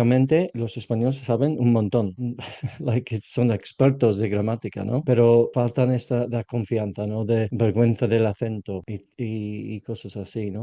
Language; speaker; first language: Spanish; non-native, learner; English